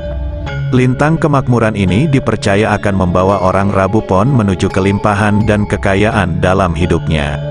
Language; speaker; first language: Indonesian; non-native, local second language; Javanese